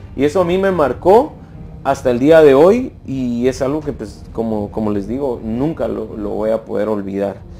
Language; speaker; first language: Spanish; native; Spanish